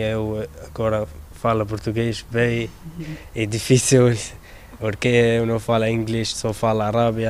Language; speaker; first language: Portuguese; non-native, learner; Arabic